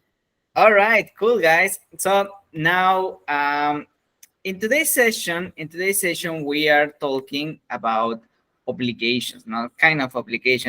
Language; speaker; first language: English; non-native, fluent; Spanish